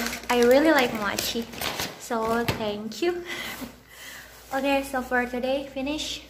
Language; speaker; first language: English; non-native, learner; Indonesian